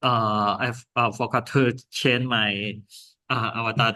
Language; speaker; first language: English; non-native, learner; Thai